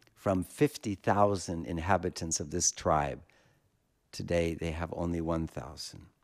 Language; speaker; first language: English; native; English